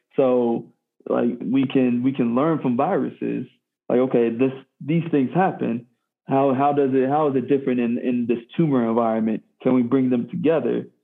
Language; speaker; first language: English; native; English